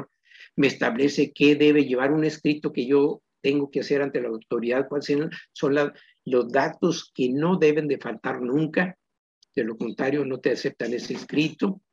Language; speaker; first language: Spanish; native; Spanish